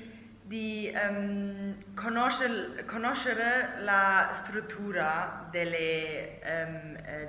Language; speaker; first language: Italian; non-native, learner; German